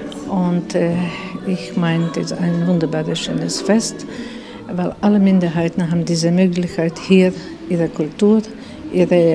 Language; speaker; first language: German; early bilingual, heritage; German